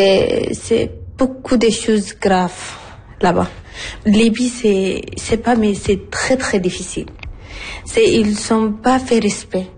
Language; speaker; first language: French; non-native, learner; Arabic